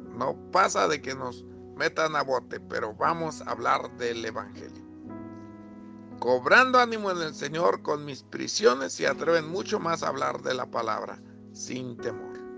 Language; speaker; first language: Spanish; native; Spanish